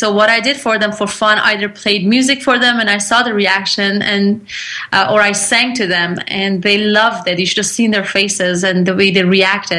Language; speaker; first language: English; non-native, fluent; Persian